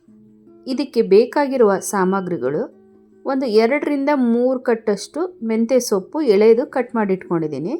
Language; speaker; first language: Kannada; native; Kannada